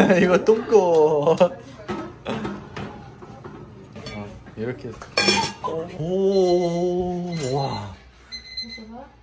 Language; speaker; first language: Korean; non-native, local second language; Chinese